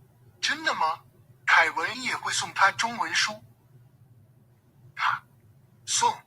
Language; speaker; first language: Chinese; non-native, learner; English